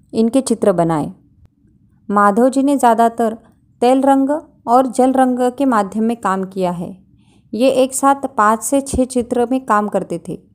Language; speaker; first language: Hindi; non-native, local second language; Marathi